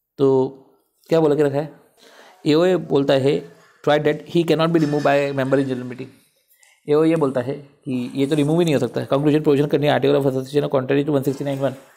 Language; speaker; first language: Hindi; native; Hindi